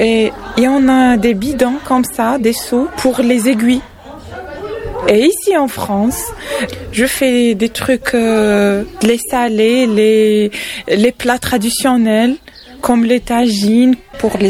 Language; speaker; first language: French; non-native, local second language; Arabic